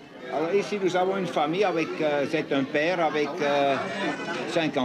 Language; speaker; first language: French; non-native, fluent; Swiss German